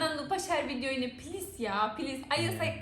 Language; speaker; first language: Indonesian; non-native, learner; Turkish